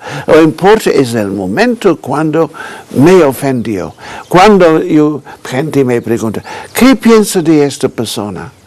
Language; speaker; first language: Spanish; non-native, fluent; English